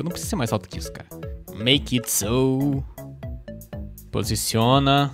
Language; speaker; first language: Portuguese; native; Portuguese